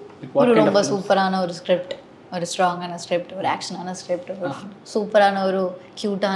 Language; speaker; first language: Tamil; non-native, learner; Malayalam